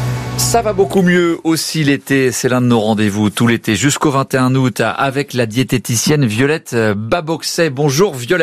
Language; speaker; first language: French; native; French